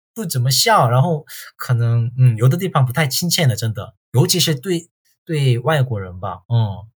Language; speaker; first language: Chinese; non-native, fluent; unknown